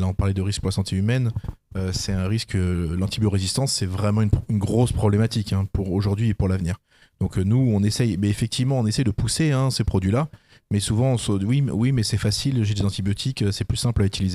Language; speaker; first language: French; native; French